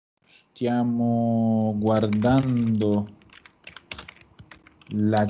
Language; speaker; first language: Italian; non-native, fluent; Spanish